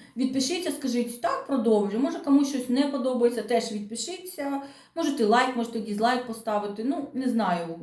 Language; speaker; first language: Ukrainian; non-native, local second language; Russian